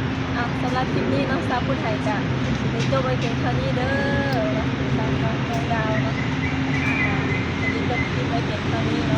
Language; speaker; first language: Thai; non-native, local second language; Northeastern Thai